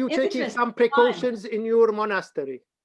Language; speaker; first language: English; non-native, fluent; Arabic